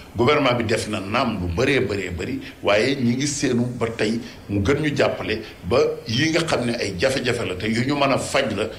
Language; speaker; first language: Wolof; native; Wolof